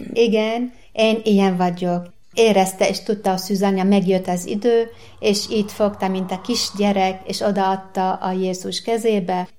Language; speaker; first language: Hungarian; non-native, learner; Arabic